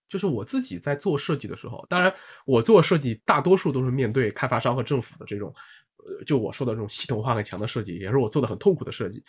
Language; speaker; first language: Chinese; native; Chinese